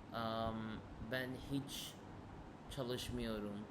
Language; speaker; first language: Turkish; non-native, learner; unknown